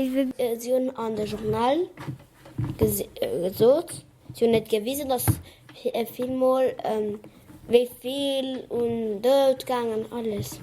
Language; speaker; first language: German; non-native, local second language; Luxembourgish